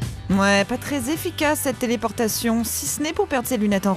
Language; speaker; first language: French; native; French